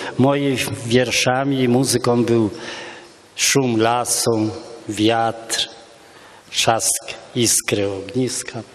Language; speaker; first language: Polish; non-native, local second language; Romany